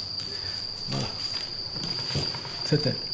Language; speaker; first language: French; non-native, learner; Japanese